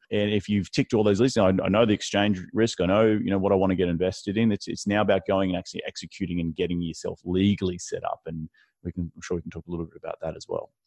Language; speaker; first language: English; native; English